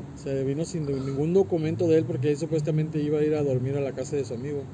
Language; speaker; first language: Spanish; early bilingual, heritage; Spanish